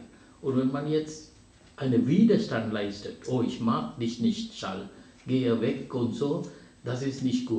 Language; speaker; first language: German; non-native, fluent; Sinhala